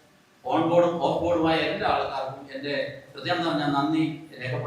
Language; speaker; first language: Malayalam; native; Malayalam